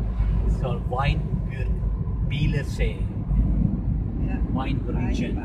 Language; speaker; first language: German; non-native, learner; Kannada